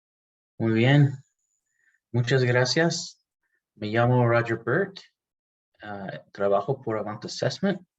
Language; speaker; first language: Spanish; non-native, fluent; English